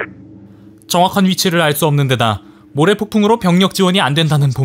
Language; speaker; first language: Korean; native; Korean